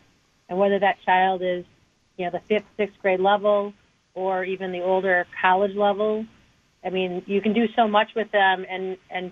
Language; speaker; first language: English; native; English